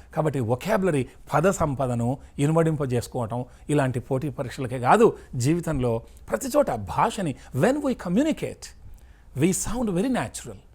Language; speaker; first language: Telugu; native; Telugu